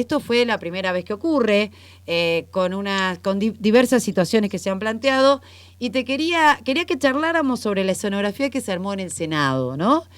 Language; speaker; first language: Spanish; native; Spanish